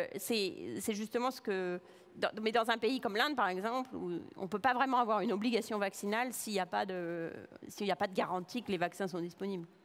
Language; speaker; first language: French; native; French